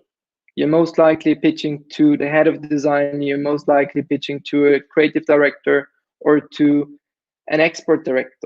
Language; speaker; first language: English; non-native, fluent; German